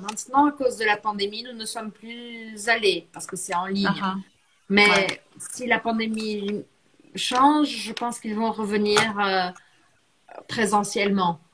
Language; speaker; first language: French; non-native, fluent; Portuguese